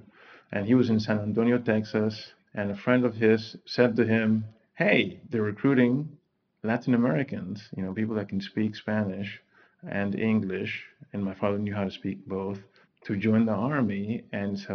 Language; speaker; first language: English; non-native, fluent; Spanish